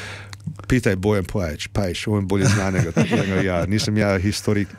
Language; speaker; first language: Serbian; early bilingual, heritage; Serbian